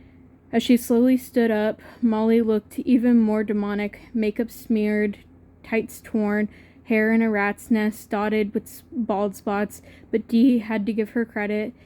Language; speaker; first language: English; native; English